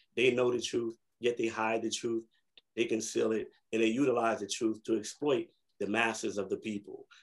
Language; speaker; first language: English; native; English